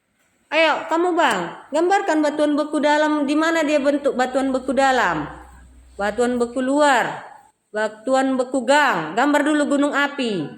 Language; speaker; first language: Indonesian; native; Indonesian